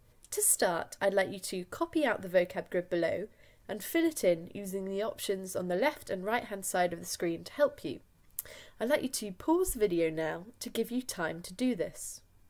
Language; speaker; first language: English; native; English